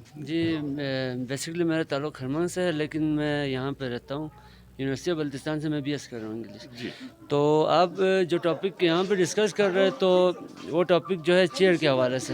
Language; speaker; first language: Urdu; non-native, local second language; Balti